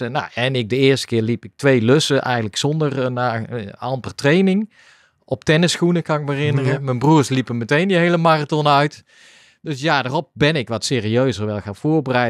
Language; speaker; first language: Dutch; native; Dutch